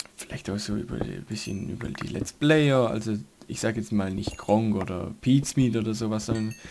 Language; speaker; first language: German; native; German